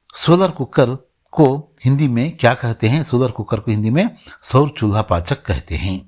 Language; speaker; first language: Hindi; non-native, local second language; Kannada